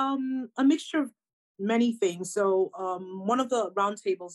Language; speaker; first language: English; native; English